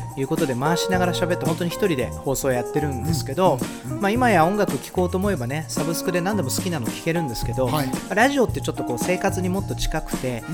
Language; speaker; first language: Japanese; early bilingual, other home language; Portuguese